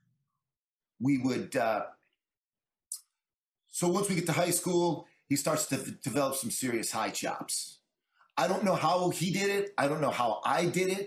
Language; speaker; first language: English; native; English